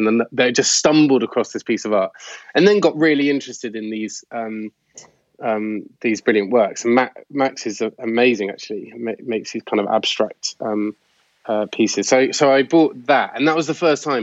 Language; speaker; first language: English; native; English